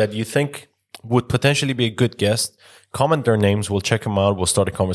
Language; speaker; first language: English; non-native, fluent; Persian